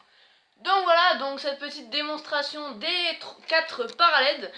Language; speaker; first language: French; native; French